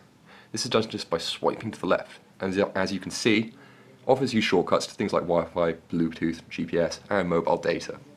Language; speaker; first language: English; native; English